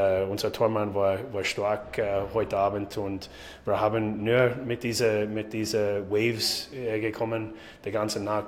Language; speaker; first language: German; non-native, learner; English